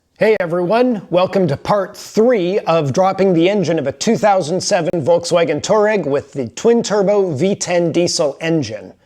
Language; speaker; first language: English; native; English